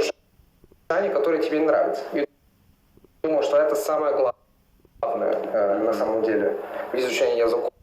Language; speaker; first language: Russian; non-native, fluent; Italian